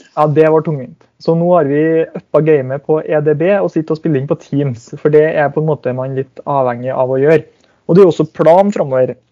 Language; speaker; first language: Norwegian; native; Norwegian